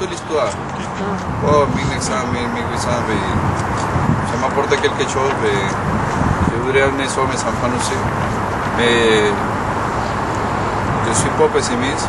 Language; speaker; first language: French; non-native, learner; Spanish